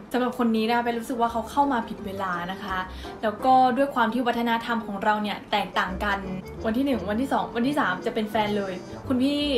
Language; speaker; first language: Thai; native; Thai